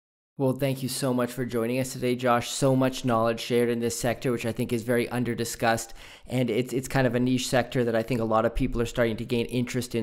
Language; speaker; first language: English; native; English